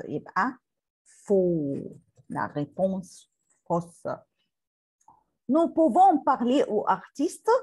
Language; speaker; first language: French; non-native, learner; Arabic